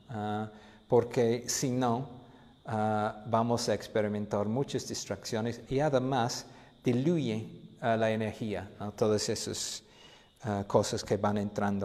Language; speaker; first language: Spanish; non-native, fluent; English